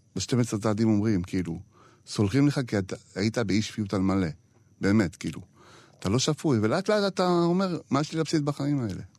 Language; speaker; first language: Hebrew; native; Hebrew